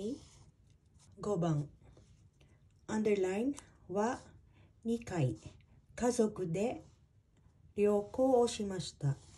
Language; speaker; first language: Japanese; non-native, fluent; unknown